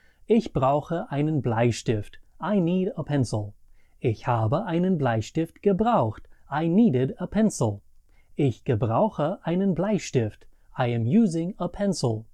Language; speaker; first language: German; non-native, fluent; English